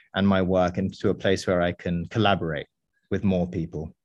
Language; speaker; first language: English; native; English